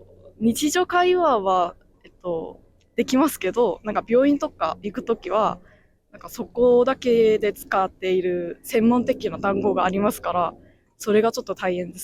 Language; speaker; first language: Japanese; non-native, fluent; Korean